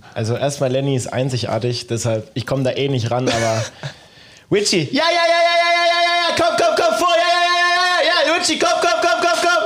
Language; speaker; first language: German; native; German